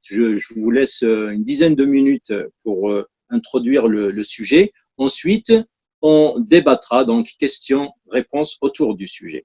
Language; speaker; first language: French; native; French